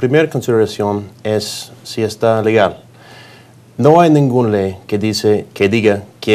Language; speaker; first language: Spanish; non-native, learner; English